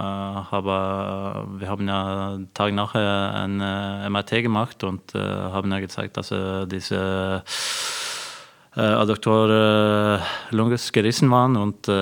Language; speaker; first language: German; non-native, fluent; Norwegian